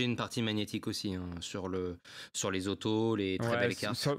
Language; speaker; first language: French; native; French